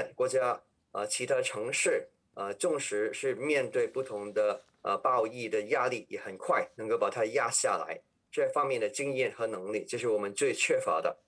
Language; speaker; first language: Chinese; non-native, local second language; Cantonese